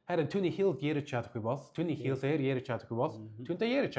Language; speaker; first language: Mongolian; non-native, learner; English